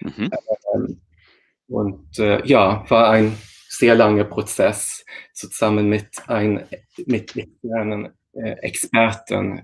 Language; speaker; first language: German; non-native, fluent; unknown